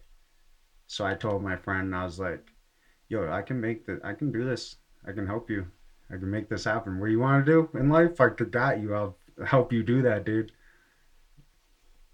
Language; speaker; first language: English; native; English